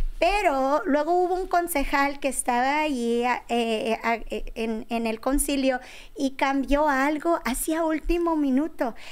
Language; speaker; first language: Spanish; early bilingual, heritage; Spanish